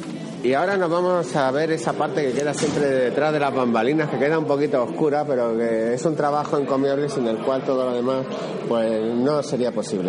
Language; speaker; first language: Spanish; native; Spanish